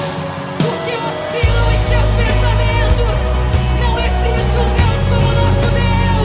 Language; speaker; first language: Portuguese; native; Portuguese